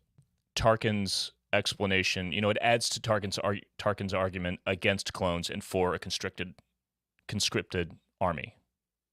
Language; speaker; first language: English; native; English